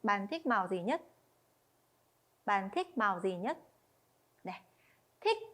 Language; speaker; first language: Vietnamese; non-native, fluent; Korean